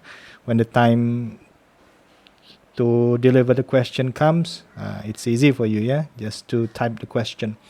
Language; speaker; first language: English; non-native, fluent; Indonesian